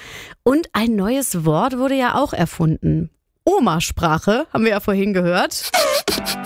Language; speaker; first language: German; native; German